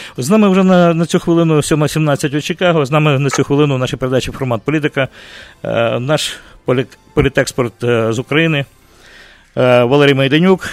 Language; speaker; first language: Ukrainian; native; Ukrainian